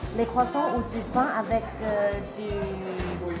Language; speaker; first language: French; non-native, learner; Chinese